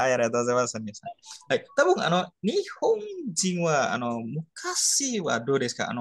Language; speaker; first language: Japanese; non-native, learner; Indonesian